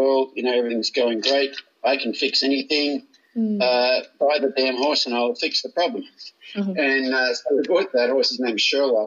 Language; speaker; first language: English; native; English